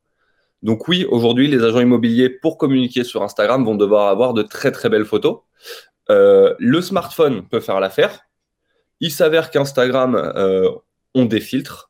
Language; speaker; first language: French; native; French